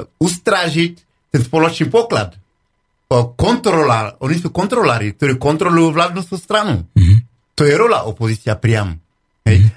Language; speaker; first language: Slovak; non-native, fluent; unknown